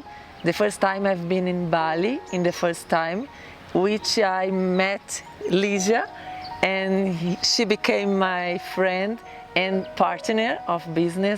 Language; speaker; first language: English; non-native, learner; Portuguese